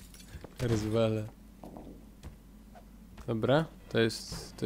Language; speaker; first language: Polish; native; Polish